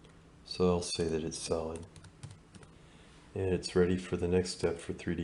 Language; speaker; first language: English; native; English